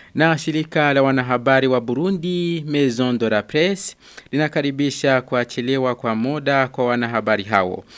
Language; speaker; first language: Swahili; non-native, local second language; Rundi